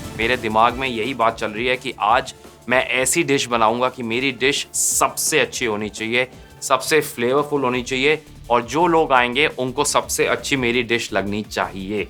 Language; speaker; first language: Hindi; native; Hindi